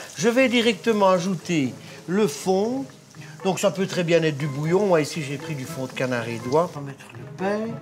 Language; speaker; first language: French; native; French